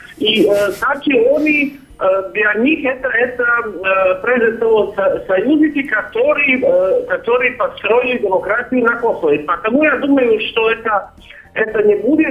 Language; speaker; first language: Russian; non-native, learner; Serbian